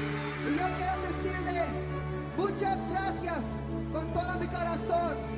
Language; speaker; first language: Spanish; early bilingual, heritage; English